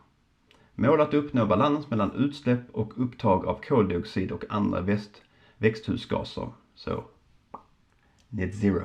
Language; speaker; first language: Swedish; native; Swedish